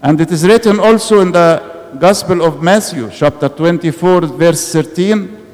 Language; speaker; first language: English; non-native, fluent; Arabic